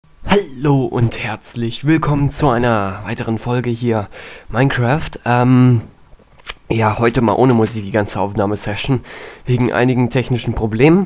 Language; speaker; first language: German; native; German